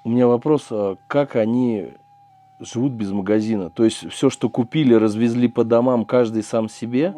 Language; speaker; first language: Russian; native; Russian